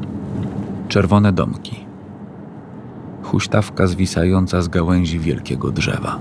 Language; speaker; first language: Polish; native; Polish